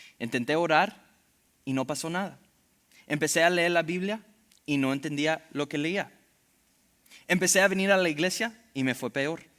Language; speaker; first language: Spanish; early bilingual, heritage; Spanish